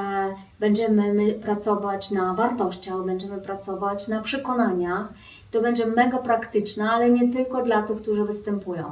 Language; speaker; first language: Polish; non-native, fluent; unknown